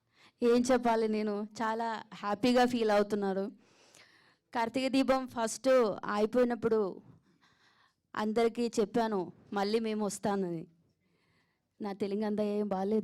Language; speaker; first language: Telugu; non-native, fluent; Malayalam